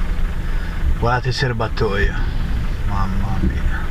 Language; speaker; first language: Italian; native; Italian